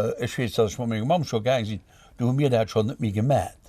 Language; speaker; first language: Luxembourgish; native; Luxembourgish